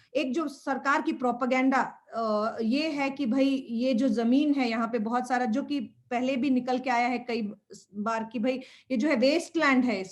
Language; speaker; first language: Hindi; non-native, local second language; Bangla